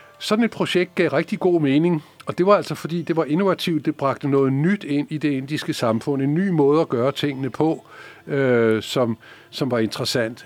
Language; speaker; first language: Danish; native; Danish